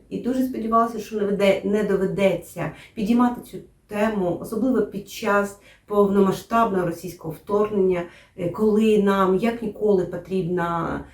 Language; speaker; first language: Ukrainian; non-native, local second language; Russian